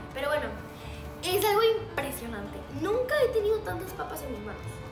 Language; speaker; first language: Spanish; native; Spanish